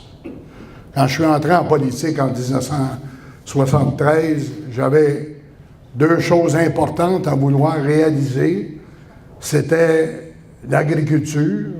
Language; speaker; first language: French; native; French